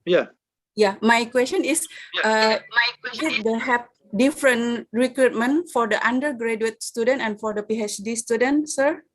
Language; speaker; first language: English; non-native, fluent; Indonesian